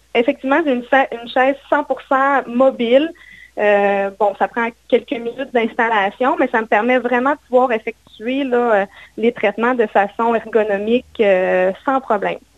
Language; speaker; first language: French; native; French